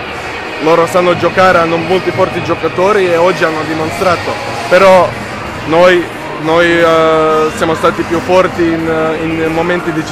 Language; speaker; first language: Italian; non-native, fluent; Serbian